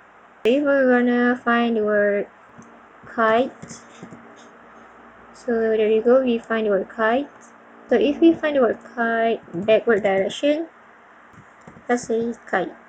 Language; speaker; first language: English; non-native, local second language; Malay